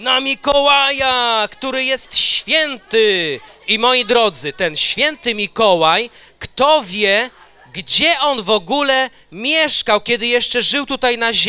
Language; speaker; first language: Polish; native; Polish